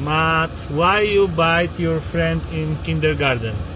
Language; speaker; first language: English; non-native, learner; Polish